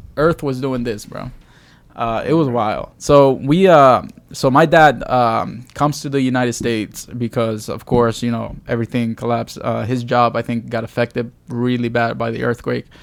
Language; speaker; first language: English; early bilingual, other home language; Spanish